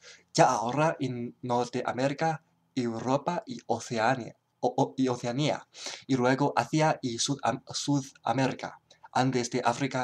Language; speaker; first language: Spanish; non-native, learner; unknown